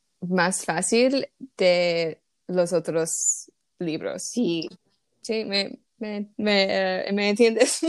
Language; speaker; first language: Spanish; non-native, learner; English